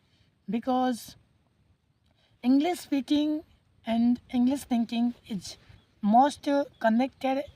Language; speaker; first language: English; non-native, learner; Hindi